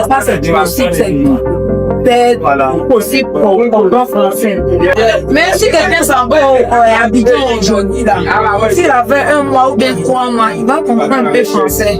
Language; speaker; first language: French; non-native, fluent; Yoruba